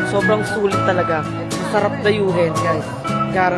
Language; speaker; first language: Filipino; native; Filipino